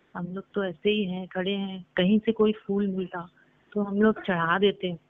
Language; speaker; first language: Hindi; native; Hindi